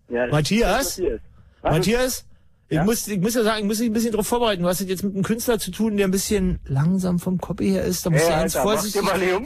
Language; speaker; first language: German; native; German